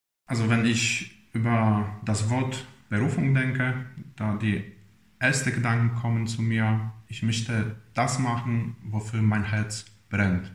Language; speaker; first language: German; non-native, fluent; Polish